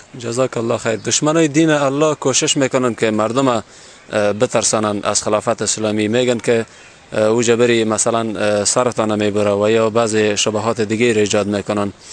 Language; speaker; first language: Persian; native; Persian